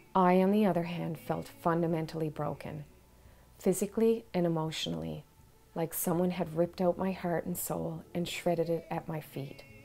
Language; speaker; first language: English; native; English